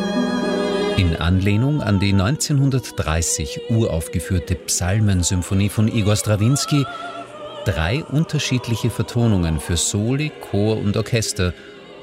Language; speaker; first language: German; native; German